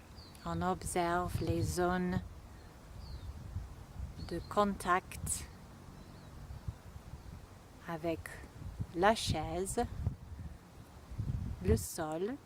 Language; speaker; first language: French; non-native, fluent; English